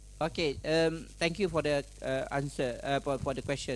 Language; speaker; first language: English; non-native, local second language; Malay